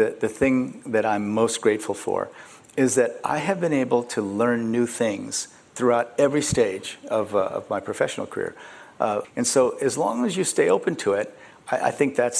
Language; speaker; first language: English; early bilingual, other home language; Korean